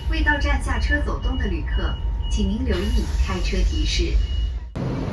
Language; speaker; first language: Chinese; native; Chinese